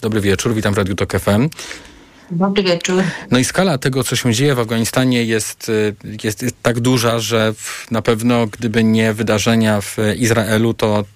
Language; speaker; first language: Polish; native; Polish